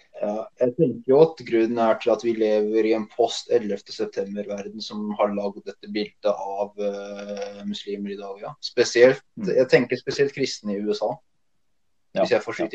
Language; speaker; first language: Norwegian; early bilingual, other home language; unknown